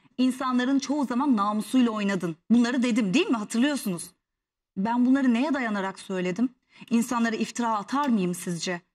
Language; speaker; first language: Turkish; native; Turkish